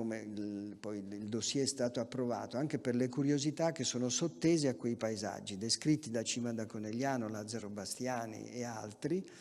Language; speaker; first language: Italian; native; Italian